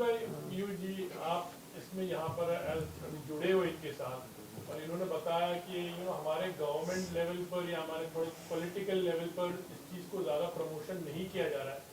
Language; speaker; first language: Hindi; native; Hindi